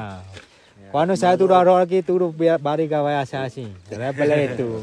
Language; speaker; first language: Portuguese; non-native, learner; Vietnamese